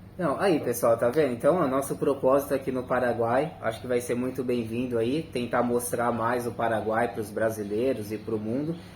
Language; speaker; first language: Portuguese; native; Portuguese